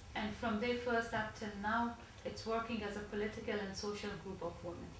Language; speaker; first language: English; non-native, learner; Persian